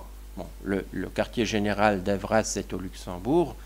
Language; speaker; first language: French; non-native, local second language; Luxembourgish